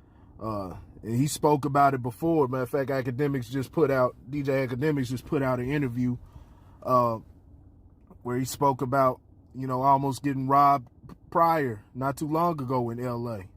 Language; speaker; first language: English; native; English